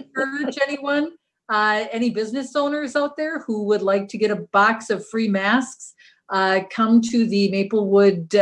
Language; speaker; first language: English; native; English